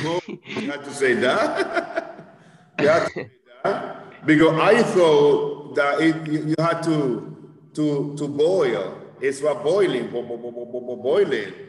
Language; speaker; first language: English; non-native, fluent; Spanish